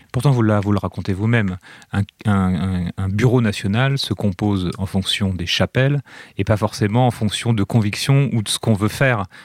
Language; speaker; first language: French; native; French